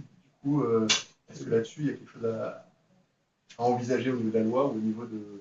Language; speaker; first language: French; native; French